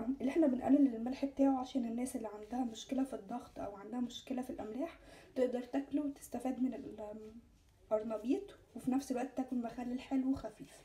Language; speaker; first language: Arabic; native; Arabic